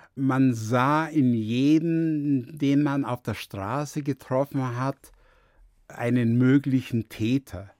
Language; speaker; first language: German; early bilingual, other home language; Yiddish